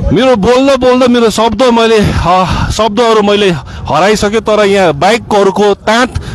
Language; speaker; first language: Nepali; native; Nepali